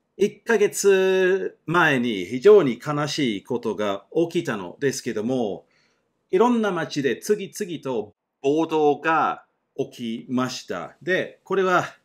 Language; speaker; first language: Japanese; non-native, fluent; English